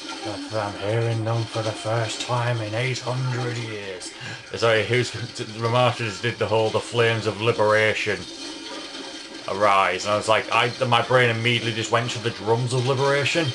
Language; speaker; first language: English; native; English